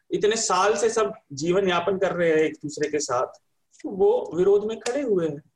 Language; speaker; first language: Hindi; native; Hindi